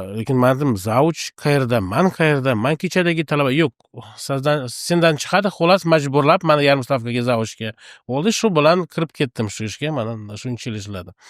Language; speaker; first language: Uzbek; non-native, local second language; Russian